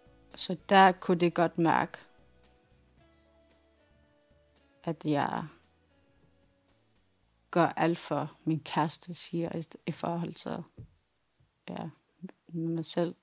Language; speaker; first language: Danish; non-native, local second language; Kalaallisut